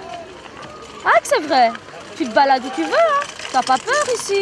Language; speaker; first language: French; early bilingual, other home language; Arabic